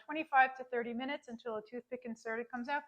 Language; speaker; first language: English; native; English